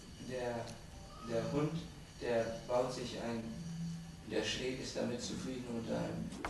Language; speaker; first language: German; native; German